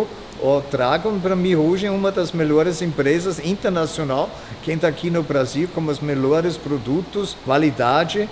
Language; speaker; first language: Portuguese; non-native, fluent; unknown